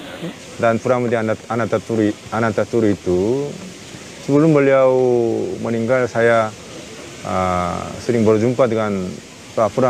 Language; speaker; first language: Indonesian; non-native, fluent; Korean